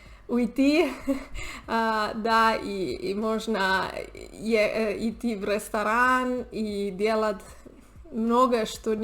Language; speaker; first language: Russian; non-native, learner; Spanish